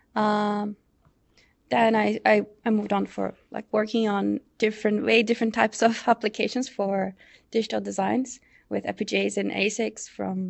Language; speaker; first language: English; non-native, fluent; Portuguese